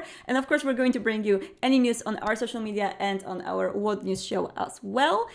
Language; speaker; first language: English; non-native, fluent; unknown